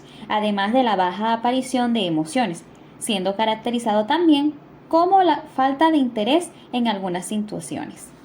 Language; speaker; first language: Spanish; native; Spanish